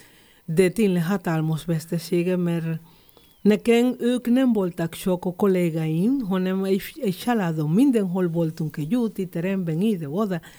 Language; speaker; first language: Hungarian; non-native, learner; Spanish